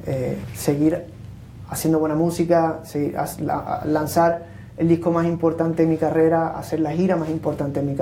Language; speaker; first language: Spanish; native; Spanish